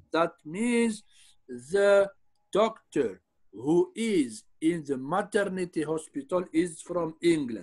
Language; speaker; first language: English; non-native, fluent; Arabic